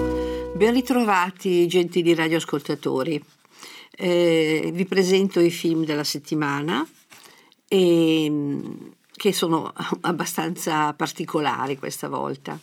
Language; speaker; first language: Italian; native; Italian